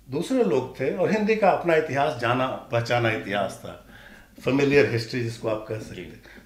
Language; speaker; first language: Hindi; non-native, local second language; Magahi